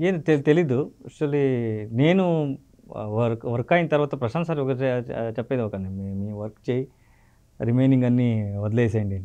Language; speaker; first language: Telugu; non-native, learner; Kannada